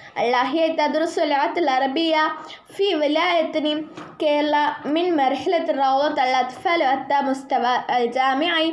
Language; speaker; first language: Arabic; non-native, learner; Malayalam